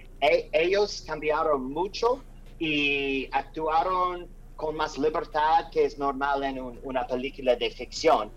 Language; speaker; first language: Spanish; non-native, learner; English